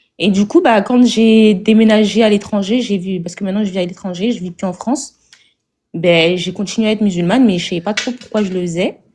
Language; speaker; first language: French; native; French